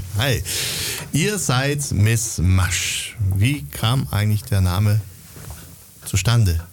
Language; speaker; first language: German; native; German